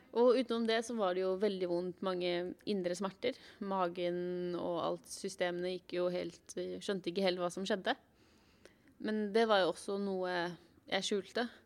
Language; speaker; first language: Norwegian; native; Norwegian